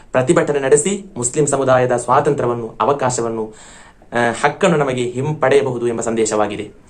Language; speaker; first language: Kannada; native; Kannada